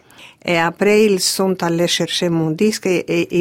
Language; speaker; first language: French; non-native, fluent; Greek